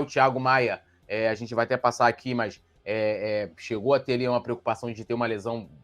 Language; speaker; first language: Portuguese; native; Portuguese